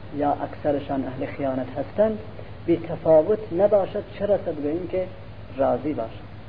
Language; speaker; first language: Persian; non-native, local second language; Central Kurdish